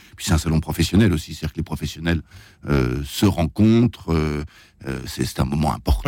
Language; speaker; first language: French; native; French